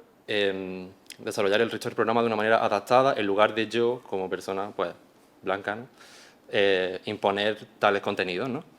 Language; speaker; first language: Spanish; native; Spanish